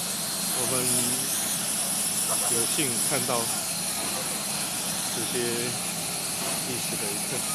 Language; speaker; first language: Chinese; native; Chinese